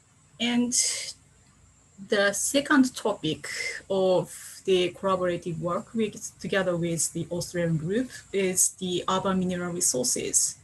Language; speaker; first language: English; non-native, fluent; Japanese